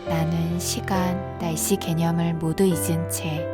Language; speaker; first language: Korean; native; Korean